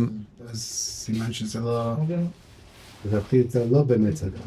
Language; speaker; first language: Hebrew; non-native, fluent; English